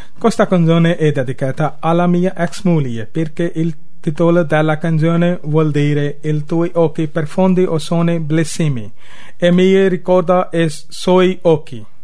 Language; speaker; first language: Italian; non-native, learner; Urdu